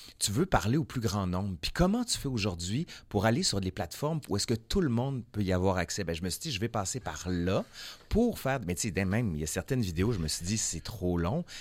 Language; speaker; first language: French; native; French